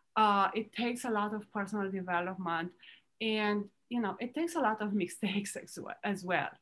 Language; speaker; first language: English; non-native, fluent; Romanian